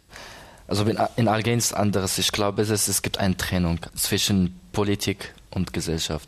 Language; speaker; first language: German; non-native, learner; Arabic